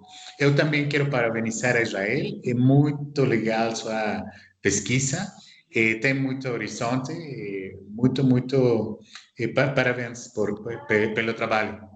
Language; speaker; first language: Portuguese; non-native, fluent; Spanish